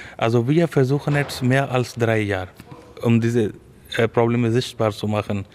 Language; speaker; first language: German; non-native, fluent; Urdu